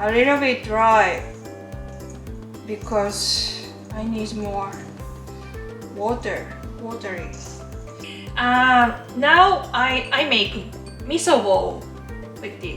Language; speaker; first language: English; non-native, learner; Japanese